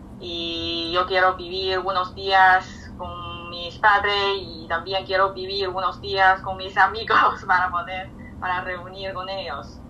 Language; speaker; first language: Spanish; non-native, fluent; Chinese